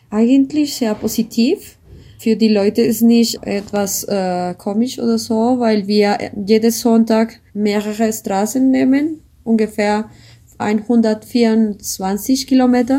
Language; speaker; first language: German; non-native, learner; Spanish